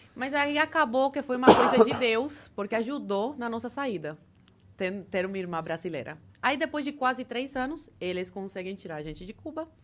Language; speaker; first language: Portuguese; early bilingual, other home language; Spanish